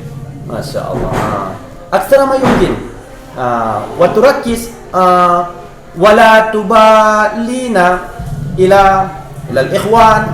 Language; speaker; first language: Arabic; non-native, fluent; Indonesian